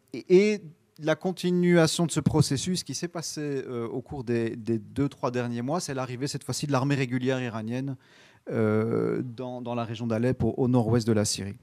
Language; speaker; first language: French; native; French